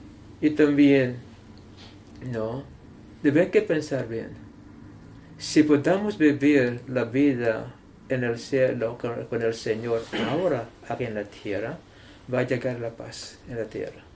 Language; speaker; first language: Spanish; non-native, learner; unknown